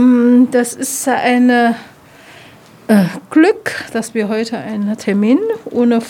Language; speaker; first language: German; non-native, learner; Chinese